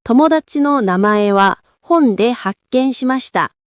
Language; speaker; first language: Japanese; non-native, fluent; Korean